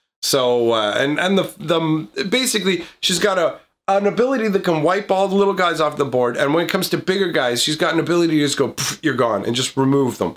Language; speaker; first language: English; native; English